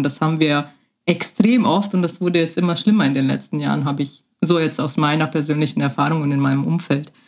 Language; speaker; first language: German; native; German